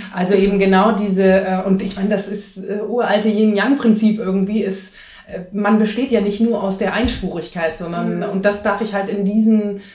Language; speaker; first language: German; native; German